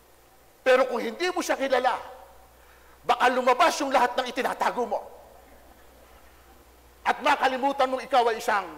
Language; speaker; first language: Filipino; native; Filipino